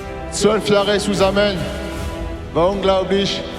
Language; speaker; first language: German; non-native, fluent; French